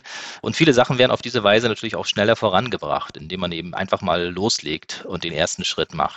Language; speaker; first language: German; native; German